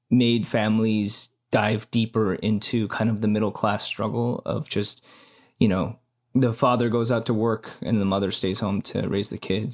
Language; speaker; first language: English; native; English